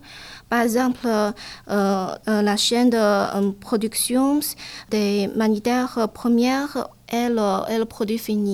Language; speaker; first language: French; non-native, learner; Chinese